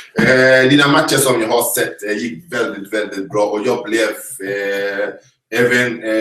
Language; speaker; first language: Swedish; non-native, fluent; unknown